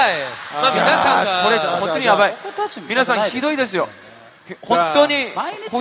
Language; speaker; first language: Japanese; non-native, fluent; Korean